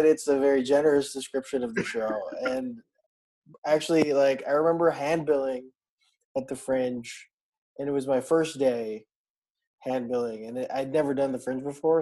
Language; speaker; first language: English; non-native, local second language; Filipino